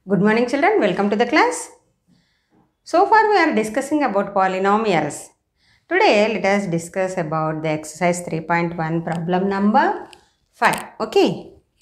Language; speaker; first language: English; non-native, local second language; Telugu